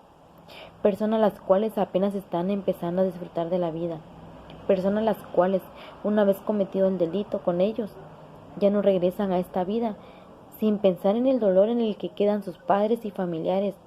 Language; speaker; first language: Spanish; native; Spanish